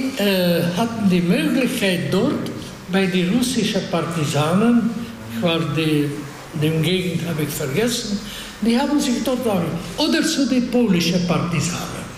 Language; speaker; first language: German; non-native, fluent; Hungarian